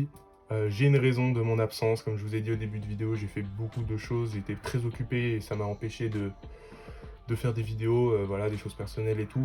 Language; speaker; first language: French; native; French